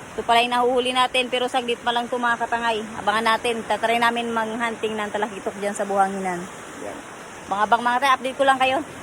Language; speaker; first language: Filipino; native; Filipino